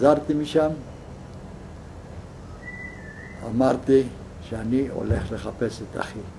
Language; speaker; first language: Hebrew; non-native, fluent; Yiddish